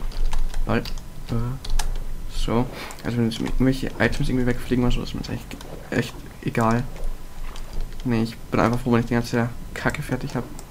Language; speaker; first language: German; native; German